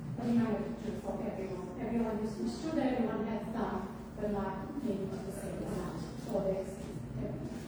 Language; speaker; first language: English; non-native, fluent; Portuguese